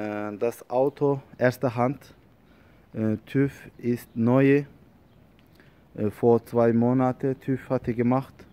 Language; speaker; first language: German; non-native, learner; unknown